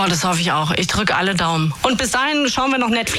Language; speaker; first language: German; native; German